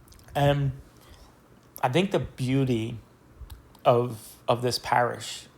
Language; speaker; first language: English; native; English